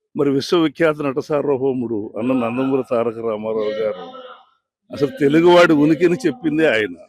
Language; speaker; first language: Telugu; native; Telugu